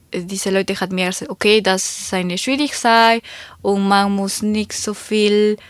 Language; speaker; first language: German; non-native, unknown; Spanish